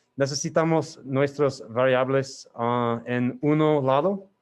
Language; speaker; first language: Spanish; non-native, learner; English